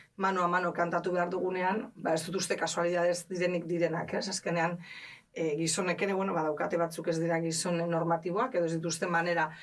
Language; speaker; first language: Basque; native; Basque